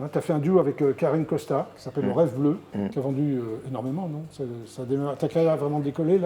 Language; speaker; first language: French; native; French